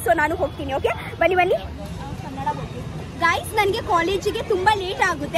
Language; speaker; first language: Kannada; non-native, local second language; Tulu